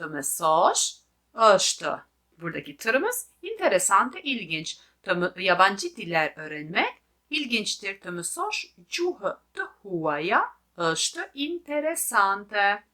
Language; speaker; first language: Turkish; non-native, fluent; Albanian